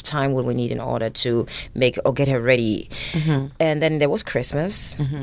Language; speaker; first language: English; non-native, fluent; German